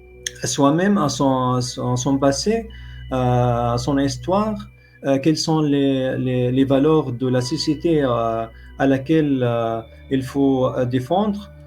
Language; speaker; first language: French; non-native, fluent; Arabic